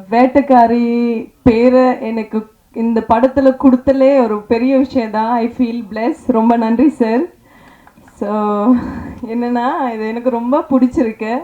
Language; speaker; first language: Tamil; non-native, fluent; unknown